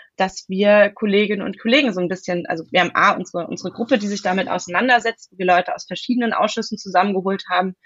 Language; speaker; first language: German; native; German